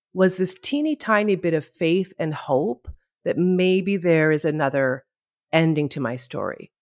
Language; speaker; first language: English; native; English